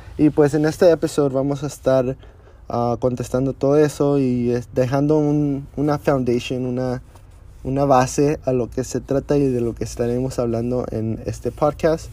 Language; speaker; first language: Spanish; early bilingual, heritage; Spanish